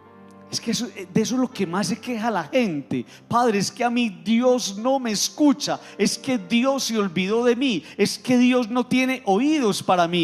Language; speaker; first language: Spanish; native; Spanish